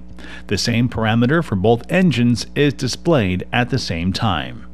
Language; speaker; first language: English; native; English